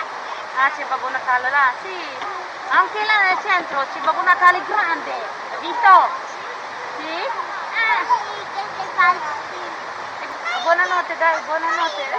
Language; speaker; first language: Italian; non-native, learner; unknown